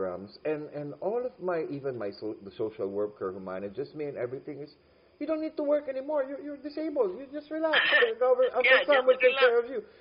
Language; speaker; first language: English; non-native, local second language; Filipino